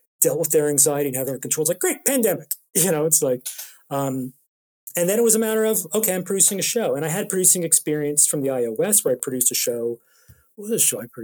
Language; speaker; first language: English; native; English